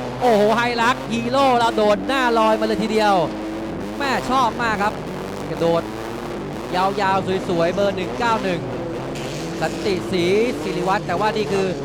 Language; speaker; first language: Thai; native; Thai